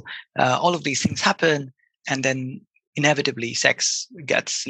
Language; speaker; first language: English; non-native, local second language; Bangla